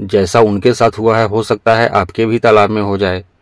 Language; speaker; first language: Hindi; native; Hindi